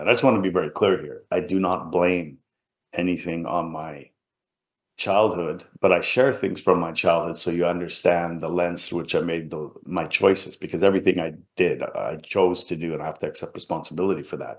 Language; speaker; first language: English; native; English